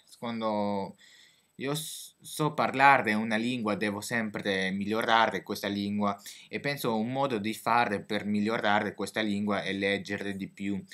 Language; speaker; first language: Italian; non-native, learner; French